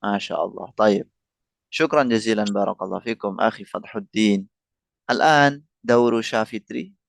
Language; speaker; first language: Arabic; non-native, fluent; Indonesian